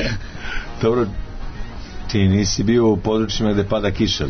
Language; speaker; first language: Serbian; native; Serbian